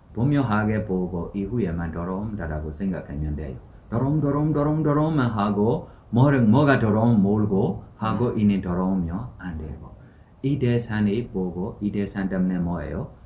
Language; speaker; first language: Korean; non-native, learner; Burmese